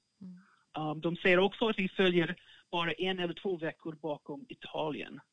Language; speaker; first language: Swedish; non-native, fluent; English